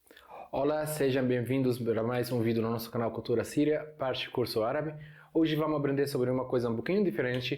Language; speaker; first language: Portuguese; non-native, fluent; Arabic